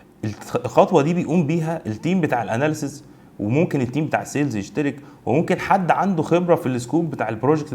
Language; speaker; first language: Arabic; native; Arabic